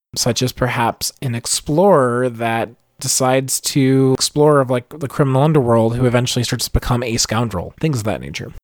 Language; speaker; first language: English; native; English